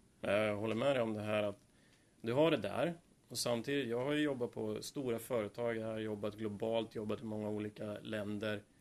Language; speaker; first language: Swedish; native; Swedish